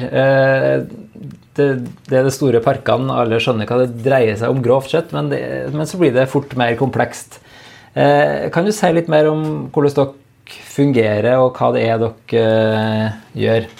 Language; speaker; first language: Norwegian; native; Norwegian